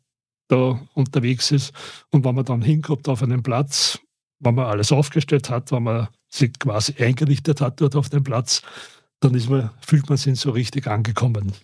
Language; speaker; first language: German; native; German